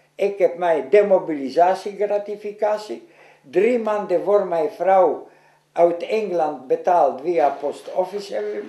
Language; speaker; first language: Dutch; non-native, fluent; Polish